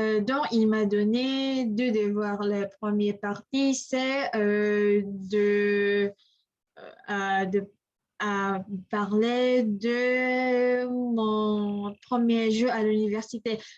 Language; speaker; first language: French; non-native, learner; English